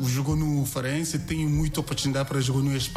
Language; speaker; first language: Portuguese; non-native, learner; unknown